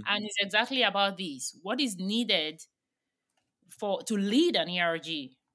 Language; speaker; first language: English; non-native, local second language; Yoruba